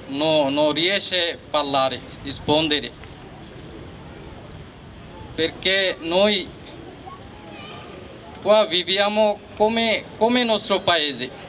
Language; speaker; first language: Italian; non-native, learner; Bangla